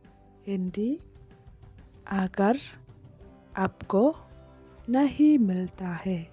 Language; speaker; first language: Hindi; non-native, local second language; Khasi